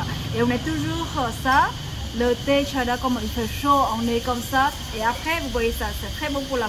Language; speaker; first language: French; non-native, learner; Vietnamese